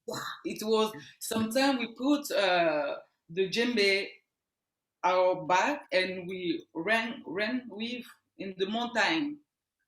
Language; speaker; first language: English; non-native, learner; French